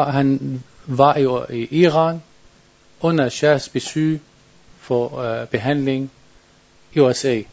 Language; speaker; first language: Danish; non-native, learner; Arabic